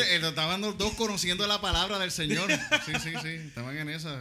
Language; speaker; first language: Spanish; native; Spanish